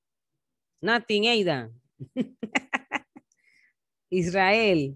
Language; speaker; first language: English; non-native, fluent; Spanish